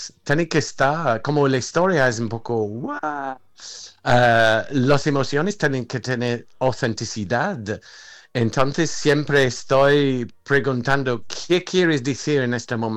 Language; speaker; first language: Spanish; non-native, fluent; English